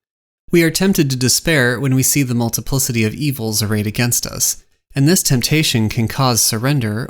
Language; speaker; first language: English; native; English